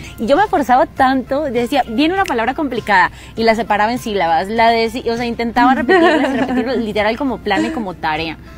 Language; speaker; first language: Spanish; native; Spanish